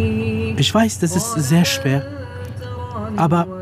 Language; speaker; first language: German; non-native, fluent; Kurdish